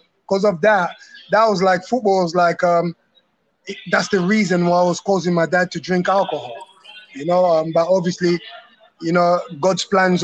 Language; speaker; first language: English; native; English